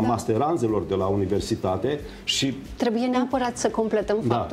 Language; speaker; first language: Romanian; native; Romanian